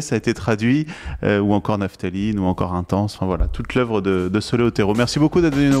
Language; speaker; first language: French; native; French